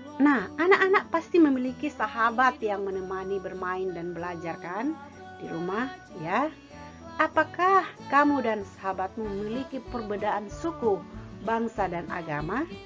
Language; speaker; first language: Indonesian; native; Indonesian